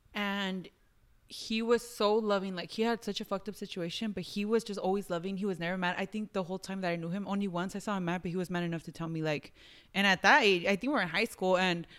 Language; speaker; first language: English; early bilingual, other home language; Spanish